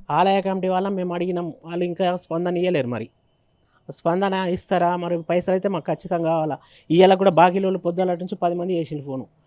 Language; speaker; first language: Telugu; native; Telugu